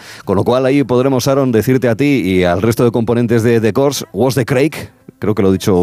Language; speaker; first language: Spanish; native; Spanish